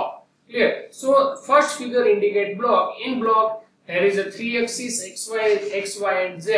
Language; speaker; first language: English; non-native, local second language; Gujarati